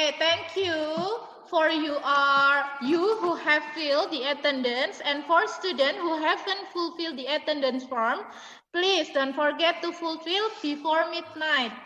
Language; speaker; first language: English; non-native, fluent; Indonesian